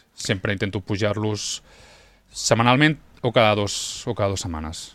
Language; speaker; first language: Catalan; native; Catalan